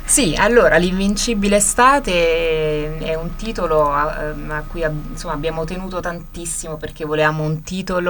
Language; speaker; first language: Italian; native; Italian